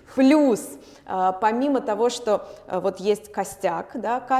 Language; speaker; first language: Russian; native; Russian